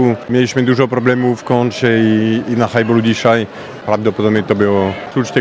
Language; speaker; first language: Polish; non-native, fluent; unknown